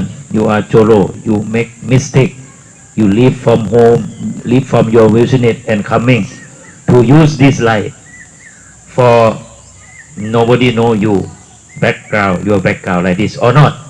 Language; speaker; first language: English; non-native, learner; Thai